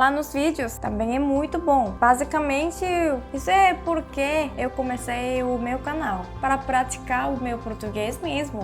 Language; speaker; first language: Portuguese; non-native, fluent; Korean